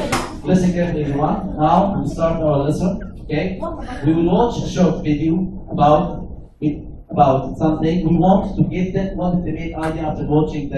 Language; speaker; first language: English; non-native, learner; Arabic